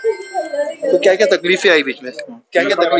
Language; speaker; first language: Hindi; native; Hindi